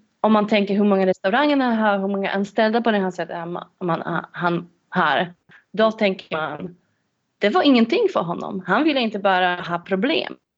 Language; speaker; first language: Swedish; non-native, fluent; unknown